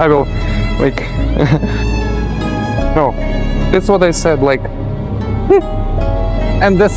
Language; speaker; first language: English; non-native, learner; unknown